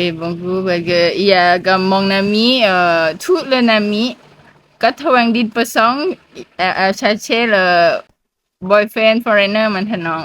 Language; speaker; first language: French; non-native, learner; Thai